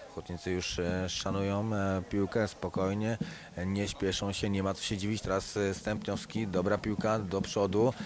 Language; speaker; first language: Polish; native; Polish